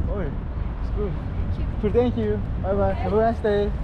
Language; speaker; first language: English; non-native, learner; Korean